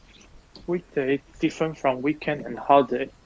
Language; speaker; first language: English; non-native, learner; Chinese